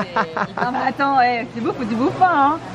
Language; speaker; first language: French; native; French